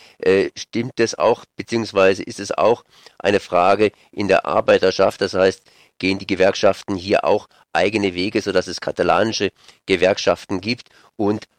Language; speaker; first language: German; native; German